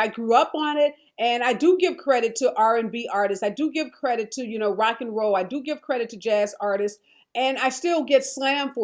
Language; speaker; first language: English; native; English